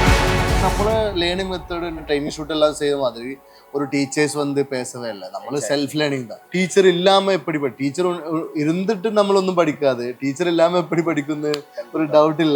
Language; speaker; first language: Tamil; non-native, learner; Malayalam